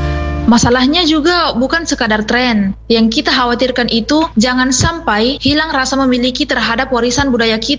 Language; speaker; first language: Indonesian; native; Indonesian